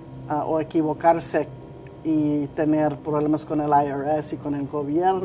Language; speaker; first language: Spanish; early bilingual, heritage; Spanish